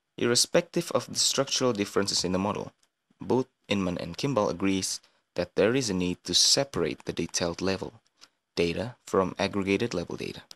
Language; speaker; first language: English; non-native, fluent; Indonesian